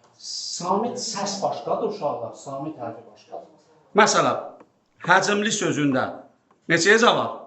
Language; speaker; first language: Azerbaijani; non-native, local second language; Talysh